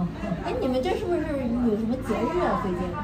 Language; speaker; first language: Chinese; native; Chinese